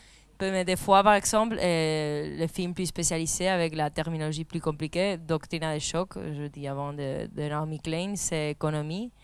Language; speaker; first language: French; non-native, fluent; Spanish